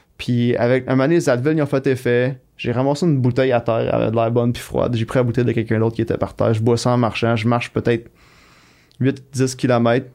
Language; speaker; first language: French; native; French